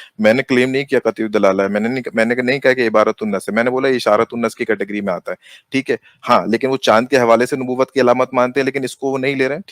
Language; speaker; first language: Urdu; native; Urdu